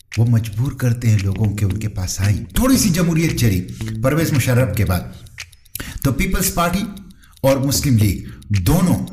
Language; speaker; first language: Urdu; non-native, local second language; Pashto